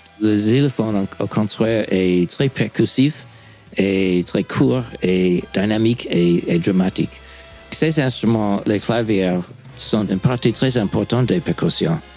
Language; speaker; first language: French; non-native, fluent; English